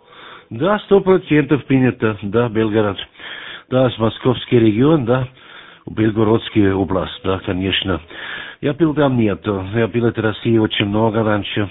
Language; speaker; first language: Russian; non-native, learner; German